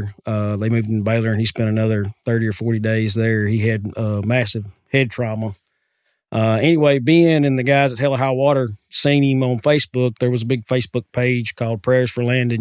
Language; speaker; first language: English; native; English